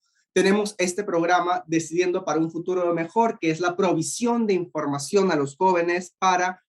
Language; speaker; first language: Spanish; native; Spanish